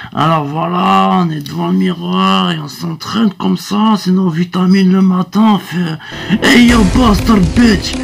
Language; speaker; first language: French; native; French